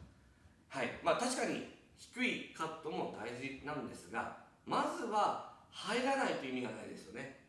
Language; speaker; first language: Japanese; native; Japanese